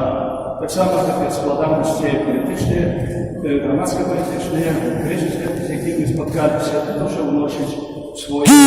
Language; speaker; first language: Polish; non-native, fluent; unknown